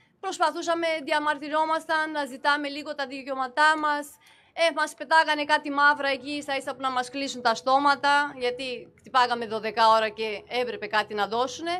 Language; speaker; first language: Greek; non-native, fluent; Romanian